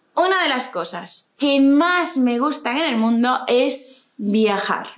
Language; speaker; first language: Spanish; native; Spanish